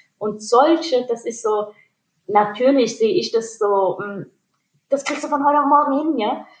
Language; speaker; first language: German; early bilingual, other home language; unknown